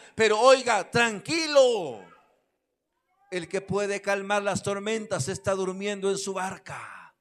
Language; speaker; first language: Spanish; native; Spanish